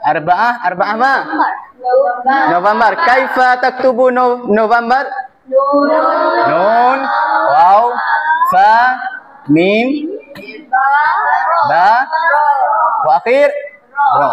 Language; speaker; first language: Arabic; non-native, learner; Malay